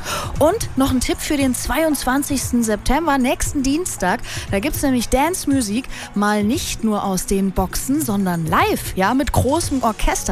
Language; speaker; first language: German; native; German